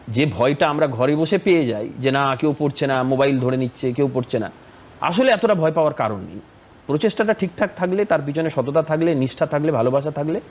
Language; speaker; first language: Bangla; native; Bangla